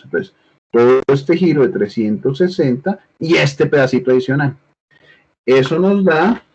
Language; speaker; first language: Spanish; native; Spanish